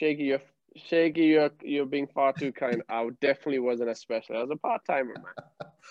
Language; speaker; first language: English; non-native, local second language; Punjabi